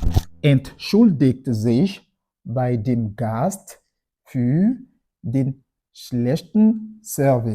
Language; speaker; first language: German; non-native, fluent; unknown